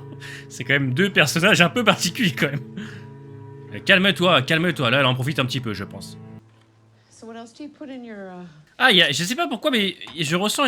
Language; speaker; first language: French; native; French